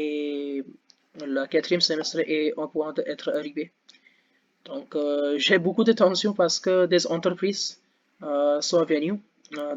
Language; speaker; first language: French; non-native, learner; Hindi